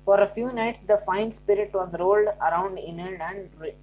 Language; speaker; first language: English; non-native, local second language; Kannada